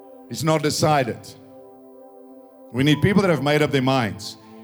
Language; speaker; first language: English; non-native, local second language; Afrikaans